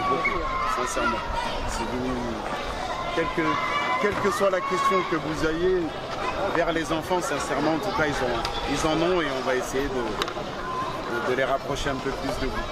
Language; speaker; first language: French; native; French